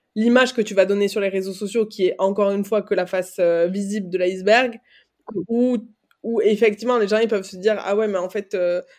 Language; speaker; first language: French; native; French